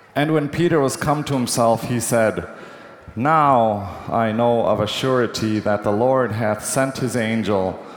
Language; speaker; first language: English; native; English